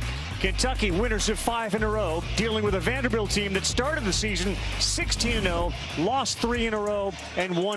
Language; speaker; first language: English; native; English